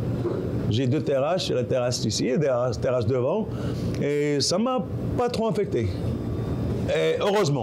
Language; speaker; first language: French; non-native, local second language; Arabic